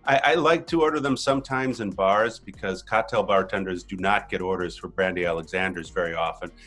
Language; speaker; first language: English; native; English